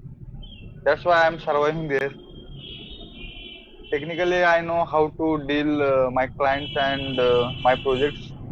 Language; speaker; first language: English; non-native, learner; Hindi